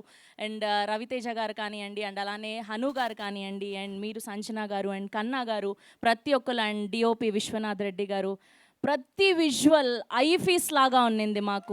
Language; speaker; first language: Telugu; native; Telugu